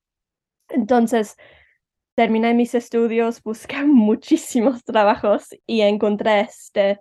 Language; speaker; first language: Spanish; early bilingual, heritage; Spanish